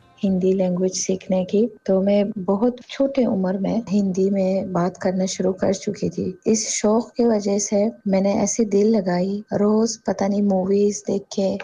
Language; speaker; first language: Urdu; non-native, fluent; Tajik